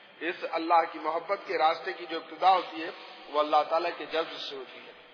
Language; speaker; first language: Urdu; non-native, local second language; Pashto